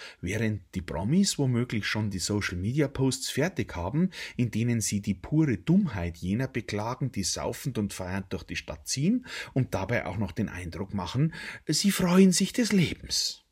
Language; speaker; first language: German; native; German